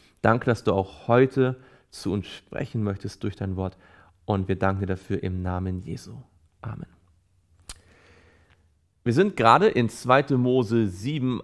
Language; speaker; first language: German; native; German